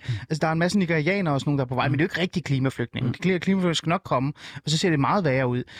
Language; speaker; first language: Danish; early bilingual, other home language; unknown